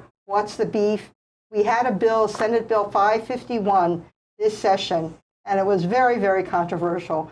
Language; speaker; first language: English; native; English